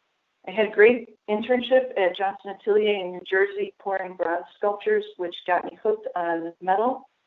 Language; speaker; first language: English; native; English